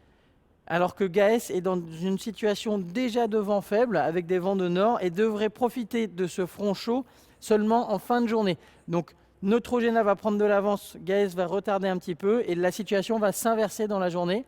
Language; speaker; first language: French; native; French